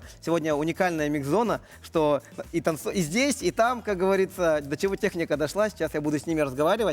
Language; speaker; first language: Russian; native; Russian